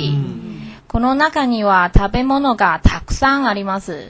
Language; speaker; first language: Japanese; non-native, learner; Chinese